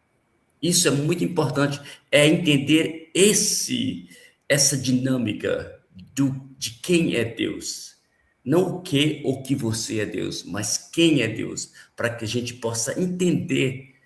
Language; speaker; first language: Portuguese; native; Portuguese